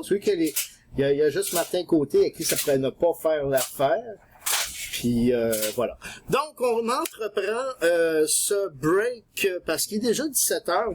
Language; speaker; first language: French; native; French